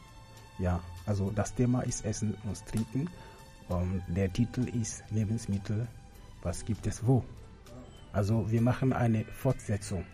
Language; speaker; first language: German; non-native, fluent; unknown